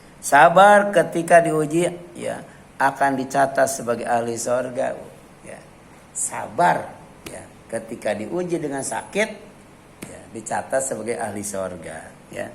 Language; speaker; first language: Indonesian; native; Indonesian